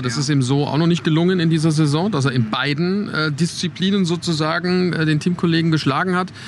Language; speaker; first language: German; native; German